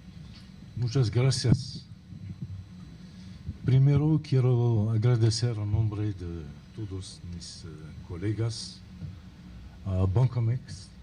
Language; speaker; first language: Spanish; non-native, fluent; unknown